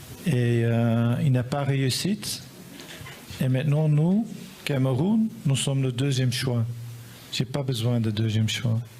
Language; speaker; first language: French; non-native, fluent; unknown